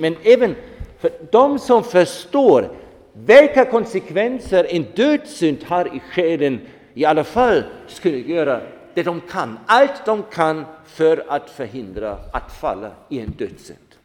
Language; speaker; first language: Swedish; non-native, fluent; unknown